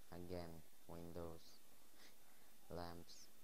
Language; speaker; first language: English; non-native, learner; Bulgarian